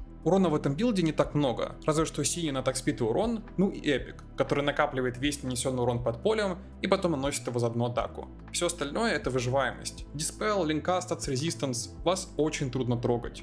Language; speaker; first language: Russian; native; Russian